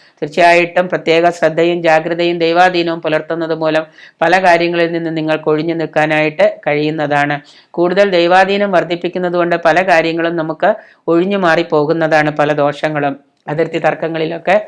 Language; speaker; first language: Malayalam; native; Malayalam